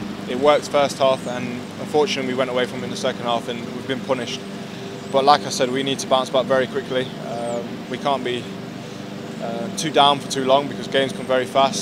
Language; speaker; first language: English; native; English